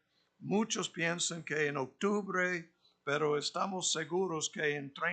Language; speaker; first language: Spanish; non-native, fluent; English